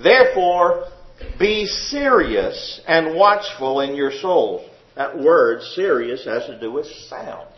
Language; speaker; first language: English; native; English